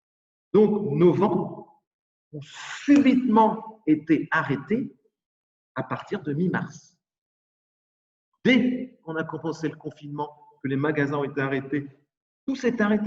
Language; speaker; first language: French; native; French